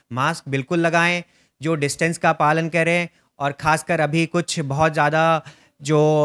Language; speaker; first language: Hindi; native; Hindi